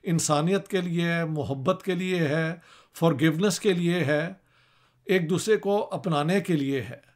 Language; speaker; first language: Urdu; non-native, local second language; Punjabi